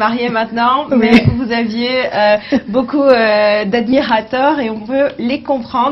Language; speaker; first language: French; native; French